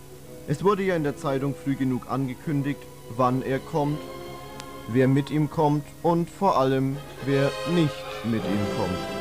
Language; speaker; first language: German; native; German